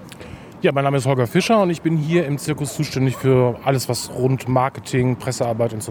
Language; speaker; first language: German; native; German